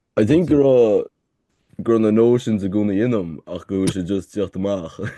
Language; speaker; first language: Irish; native; Irish